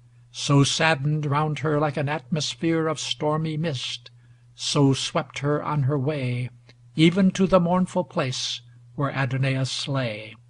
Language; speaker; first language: English; native; English